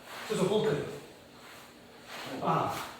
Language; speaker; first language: Japanese; non-native, learner; Hebrew